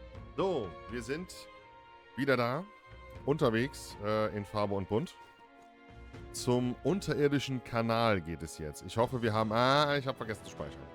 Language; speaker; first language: German; native; German